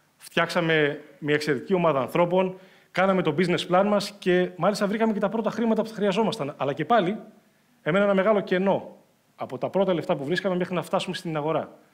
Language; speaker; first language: Greek; native; Greek